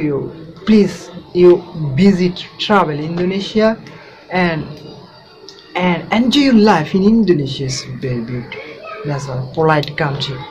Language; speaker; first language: English; non-native, learner; Bangla